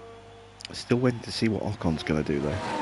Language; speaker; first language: English; native; English